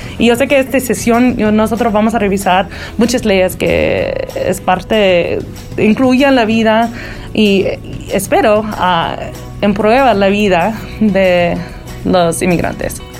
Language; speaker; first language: Spanish; early bilingual, heritage; Spanish